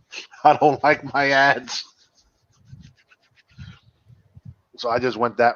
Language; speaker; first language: English; native; English